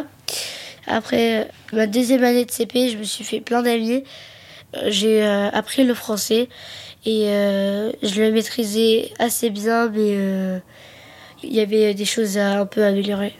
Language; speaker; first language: French; early bilingual, other home language; Arabic